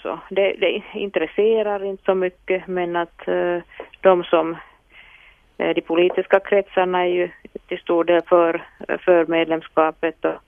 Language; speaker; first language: Swedish; non-native, local second language; Finnish